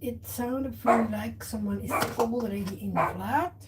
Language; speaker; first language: English; non-native, learner; German